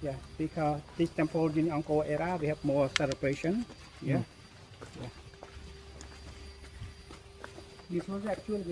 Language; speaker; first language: English; non-native, local second language; Khmer